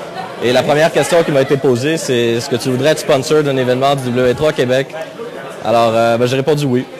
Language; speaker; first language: French; native; French